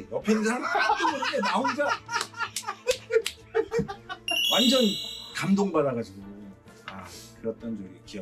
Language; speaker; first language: Korean; native; Korean